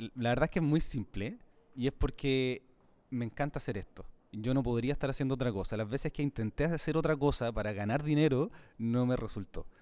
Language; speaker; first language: Spanish; native; Spanish